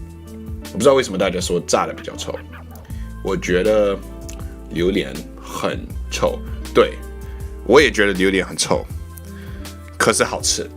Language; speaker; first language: Chinese; non-native, learner; English